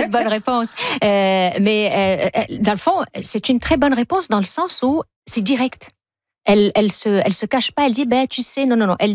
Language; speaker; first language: French; native; French